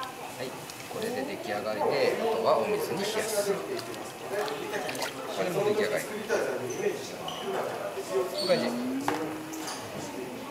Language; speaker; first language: Japanese; native; Japanese